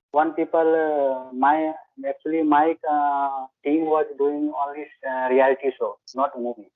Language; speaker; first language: English; non-native, learner; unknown